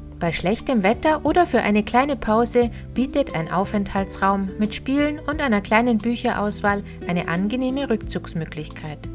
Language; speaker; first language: German; native; German